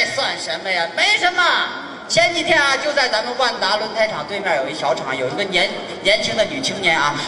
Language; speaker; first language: Chinese; native; Chinese